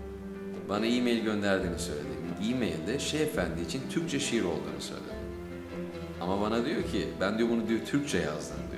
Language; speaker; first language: Turkish; native; Turkish